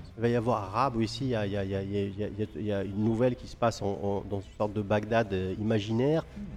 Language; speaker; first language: French; non-native, local second language; Arabic